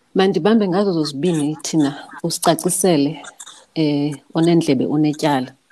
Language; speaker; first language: Xhosa; native; Xhosa